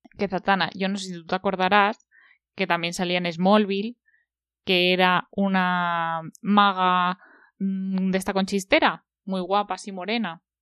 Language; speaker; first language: Spanish; native; Spanish